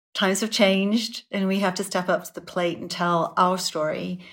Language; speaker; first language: English; native; English